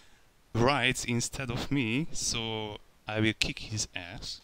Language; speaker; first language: English; non-native, learner; Hungarian